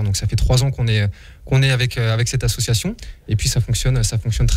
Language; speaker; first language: French; native; French